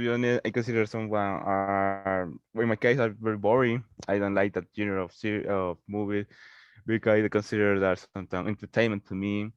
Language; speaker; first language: English; non-native, learner; Spanish